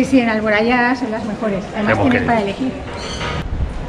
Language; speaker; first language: Spanish; native; Spanish